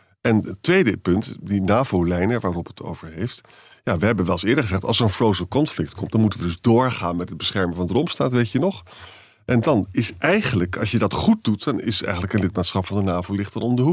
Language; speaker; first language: Dutch; native; Dutch